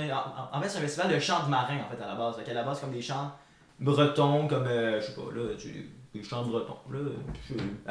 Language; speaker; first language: French; native; French